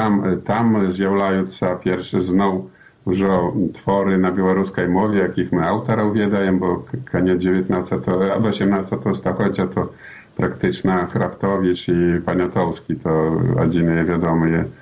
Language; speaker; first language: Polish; non-native, learner; Belarusian